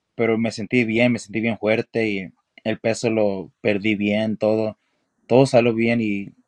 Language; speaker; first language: Spanish; early bilingual, heritage; Spanish